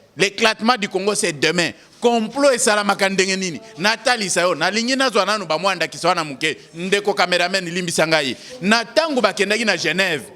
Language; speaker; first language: Lingala; non-native, local second language; Luba-Lulua